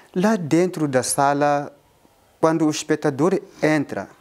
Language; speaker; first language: Portuguese; non-native, local second language; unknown